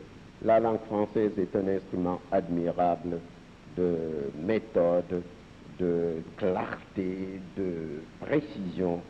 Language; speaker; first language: French; non-native, local second language; Serer